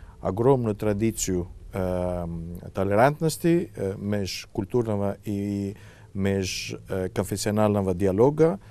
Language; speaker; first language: Russian; non-native, fluent; Greek